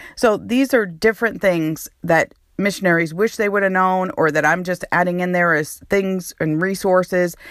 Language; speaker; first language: English; native; English